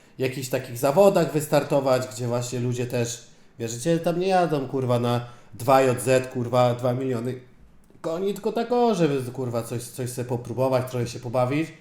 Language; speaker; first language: Polish; native; Polish